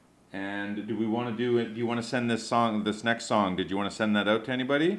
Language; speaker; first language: English; early bilingual, other home language; French